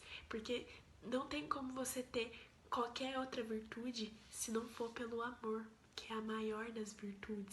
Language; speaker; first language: Portuguese; native; Portuguese